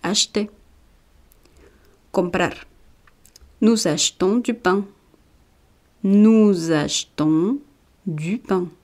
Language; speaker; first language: French; non-native, fluent; Spanish